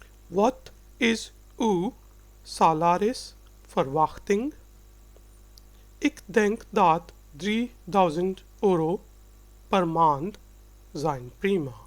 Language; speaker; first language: Dutch; non-native, fluent; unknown